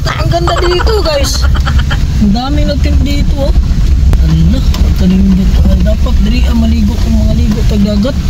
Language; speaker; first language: Filipino; non-native, local second language; Cebuano